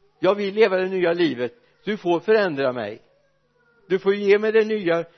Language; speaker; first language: Swedish; native; Swedish